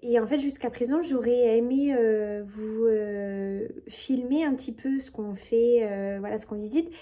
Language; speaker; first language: French; native; French